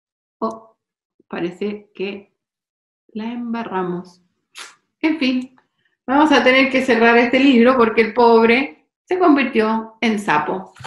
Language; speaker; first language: Spanish; native; Spanish